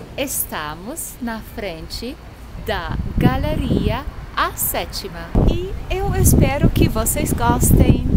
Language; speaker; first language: Portuguese; non-native, fluent; German